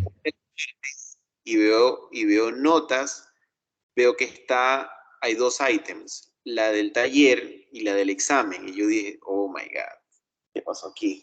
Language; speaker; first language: Spanish; native; Spanish